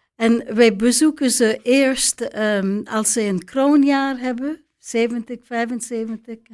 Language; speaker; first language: Dutch; non-native, fluent; English